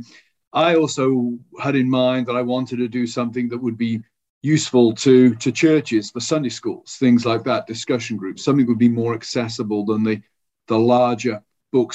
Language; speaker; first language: English; native; English